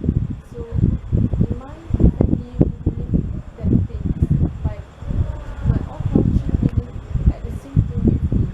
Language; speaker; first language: English; non-native, learner; Malay